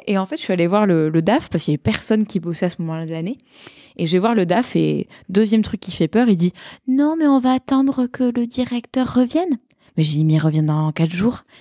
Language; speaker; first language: French; native; French